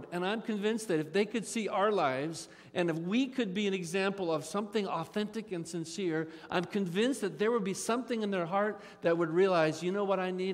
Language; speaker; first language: English; native; English